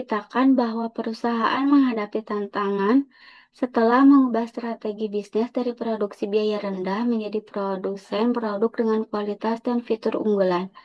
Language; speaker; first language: Indonesian; native; Indonesian